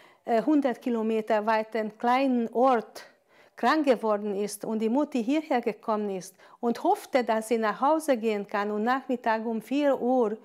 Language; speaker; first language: German; non-native, fluent; Hungarian